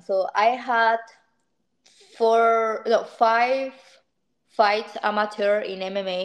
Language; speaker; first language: English; non-native, learner; Spanish